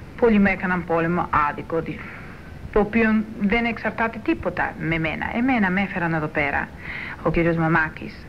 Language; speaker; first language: Greek; early bilingual, heritage; Greek